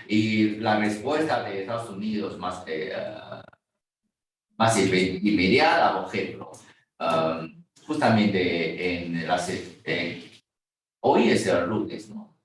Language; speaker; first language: Spanish; non-native, fluent; Chinese